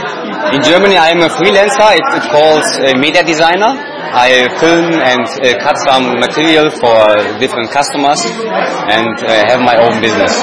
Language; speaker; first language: English; non-native, learner; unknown